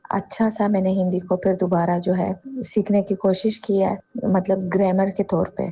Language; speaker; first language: Urdu; non-native, fluent; Tajik